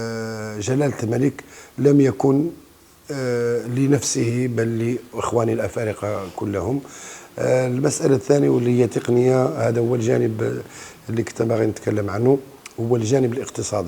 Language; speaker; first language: Arabic; native; Arabic